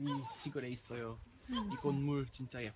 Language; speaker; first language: Korean; non-native, learner; Swedish